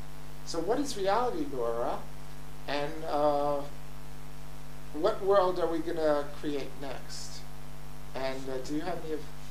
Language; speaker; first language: English; native; English